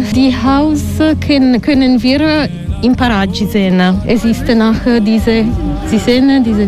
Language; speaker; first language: German; non-native, learner; Italian